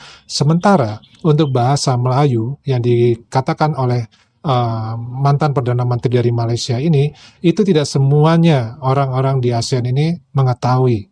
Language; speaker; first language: Indonesian; native; Indonesian